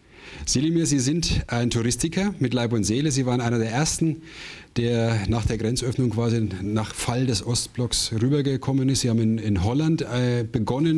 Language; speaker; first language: German; native; German